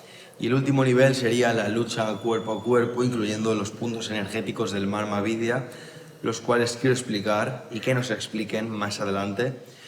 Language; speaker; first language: Spanish; native; Spanish